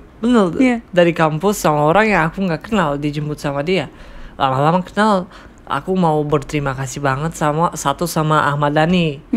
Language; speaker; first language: Indonesian; non-native, fluent; Tajik